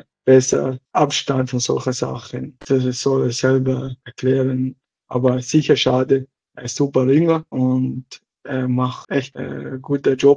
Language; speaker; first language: German; non-native, local second language; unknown